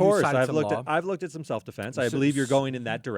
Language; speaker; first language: English; native; English